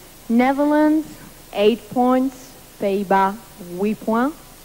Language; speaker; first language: English; non-native, fluent; Luxembourgish